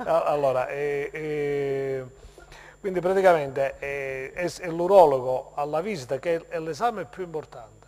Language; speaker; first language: Italian; native; Italian